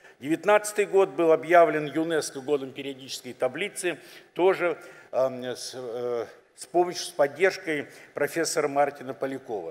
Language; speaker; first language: Russian; native; Russian